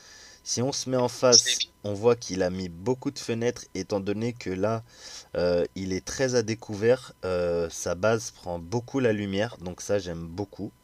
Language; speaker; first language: French; native; French